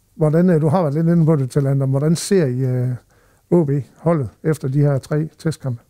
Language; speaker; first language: Danish; native; Danish